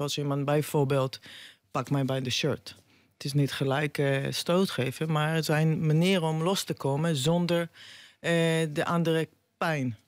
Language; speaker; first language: Dutch; non-native, fluent; Hebrew